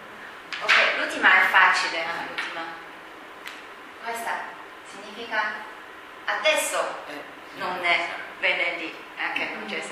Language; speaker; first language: Italian; non-native, fluent; Chinese